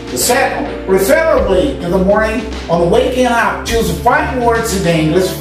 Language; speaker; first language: English; non-native, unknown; Portuguese